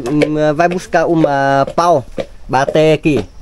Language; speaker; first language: Portuguese; non-native, learner; Vietnamese